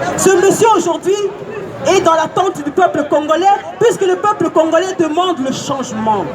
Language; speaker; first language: French; non-native, local second language; Lingala